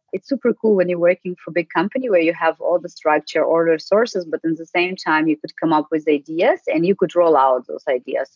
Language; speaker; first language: English; non-native, fluent; Ukrainian